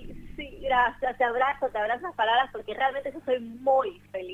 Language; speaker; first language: Spanish; native; Spanish